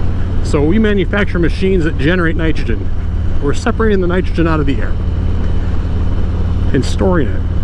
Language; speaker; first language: English; native; English